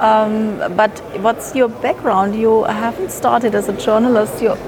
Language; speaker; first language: English; non-native, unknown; German